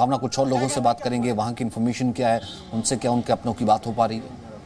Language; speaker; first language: Hindi; native; Hindi